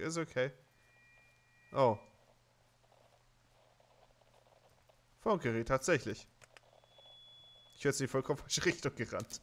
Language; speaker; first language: German; native; German